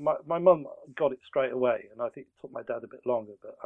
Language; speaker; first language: English; native; English